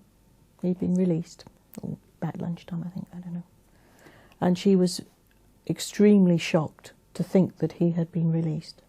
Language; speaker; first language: English; native; English